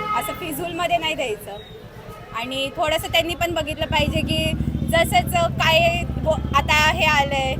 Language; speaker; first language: Marathi; native; Marathi